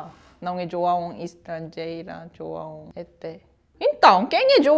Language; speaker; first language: Portuguese; non-native, learner; Korean